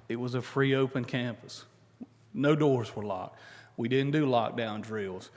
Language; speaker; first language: English; native; English